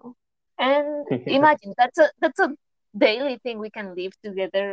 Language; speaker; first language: English; non-native, fluent; Spanish